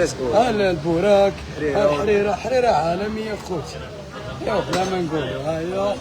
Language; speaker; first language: Arabic; native; Arabic